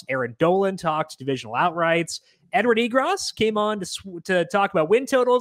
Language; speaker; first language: English; native; English